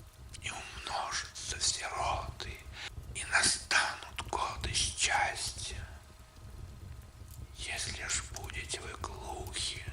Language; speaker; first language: Russian; native; Russian